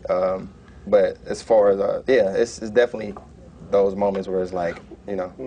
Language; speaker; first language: English; native; English